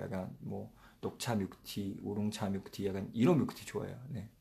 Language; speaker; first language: Korean; non-native, fluent; Chinese